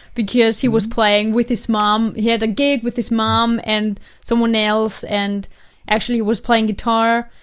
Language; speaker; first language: English; non-native, fluent; German